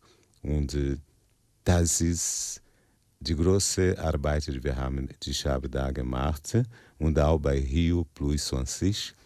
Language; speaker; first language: German; non-native, learner; Portuguese